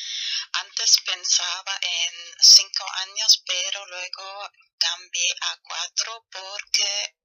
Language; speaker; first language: Spanish; non-native, fluent; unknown